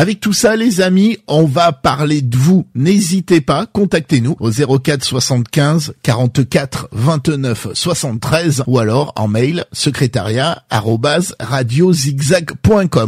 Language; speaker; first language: French; native; French